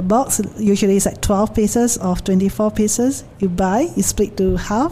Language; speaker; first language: English; non-native, local second language; Min Nan Chinese